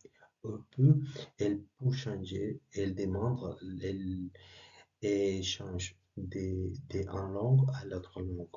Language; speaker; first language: French; non-native, learner; Spanish